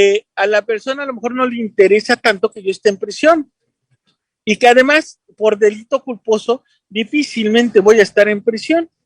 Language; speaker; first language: Spanish; native; Spanish